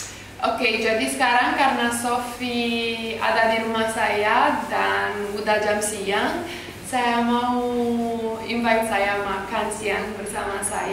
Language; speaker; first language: Indonesian; non-native, fluent; Romanian